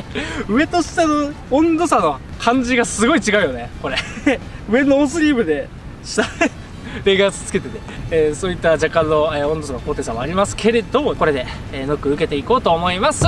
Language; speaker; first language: Japanese; native; Japanese